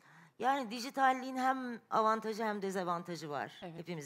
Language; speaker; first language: Turkish; native; Turkish